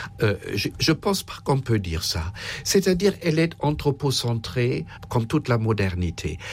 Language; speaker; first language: French; non-native, fluent; German